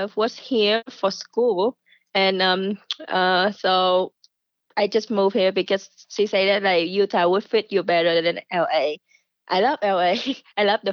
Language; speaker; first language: English; non-native, fluent; Vietnamese